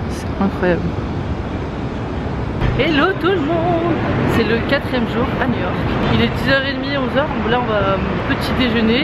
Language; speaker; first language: French; native; French